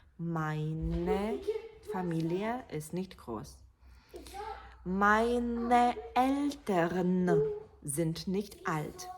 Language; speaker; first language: German; non-native, fluent; Ukrainian